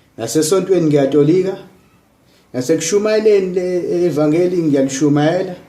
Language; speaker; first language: Zulu; non-native, local second language; English